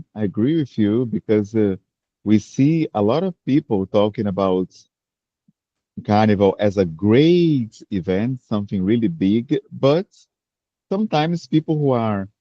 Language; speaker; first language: English; non-native, fluent; Portuguese